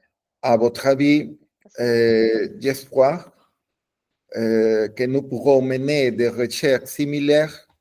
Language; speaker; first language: French; non-native, learner; Spanish